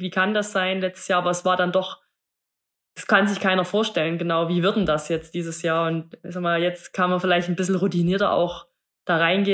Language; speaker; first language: German; native; German